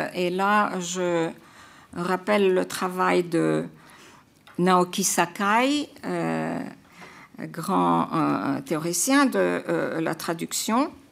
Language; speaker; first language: French; non-native, fluent; Croatian